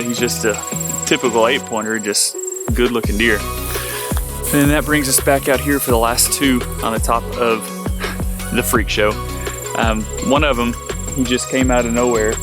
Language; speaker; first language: English; native; English